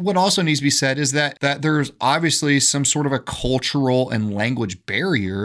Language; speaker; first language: English; native; English